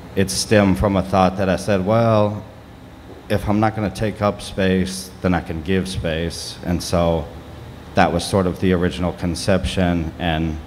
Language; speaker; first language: English; native; English